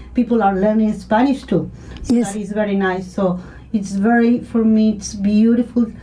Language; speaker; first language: English; non-native, learner; Spanish